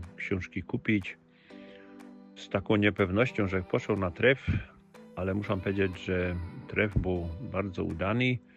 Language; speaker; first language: Polish; native; Polish